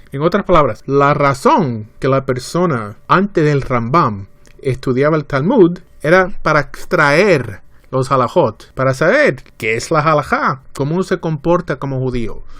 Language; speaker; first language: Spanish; early bilingual, heritage; Spanish